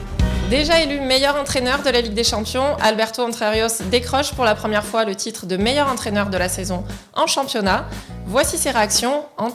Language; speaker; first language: French; native; French